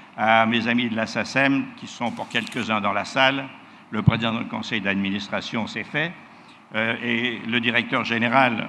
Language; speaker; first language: French; native; French